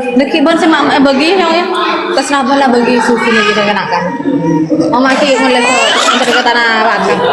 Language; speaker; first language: Indonesian; non-native, local second language; Madurese